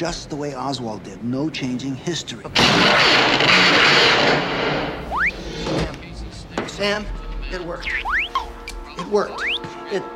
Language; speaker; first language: English; early bilingual, other home language; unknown